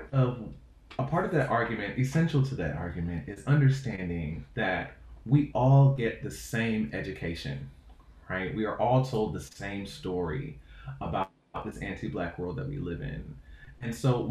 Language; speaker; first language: English; native; English